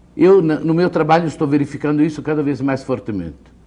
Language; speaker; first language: Portuguese; non-native, fluent; Italian